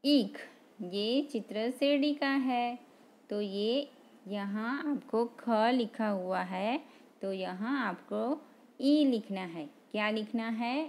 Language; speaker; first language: Hindi; non-native, local second language; Gujarati